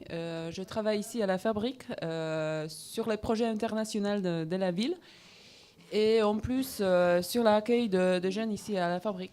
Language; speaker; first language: French; non-native, learner; Polish